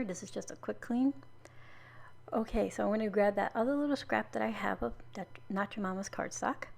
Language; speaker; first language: English; native; English